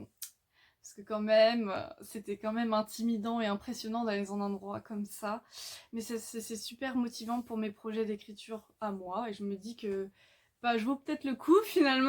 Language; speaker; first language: French; native; French